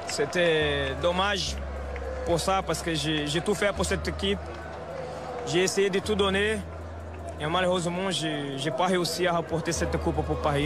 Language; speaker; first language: French; non-native, fluent; Portuguese